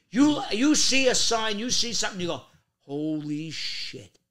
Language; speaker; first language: English; native; English